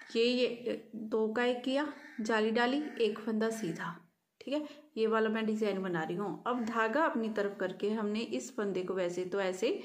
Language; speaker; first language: Hindi; native; Hindi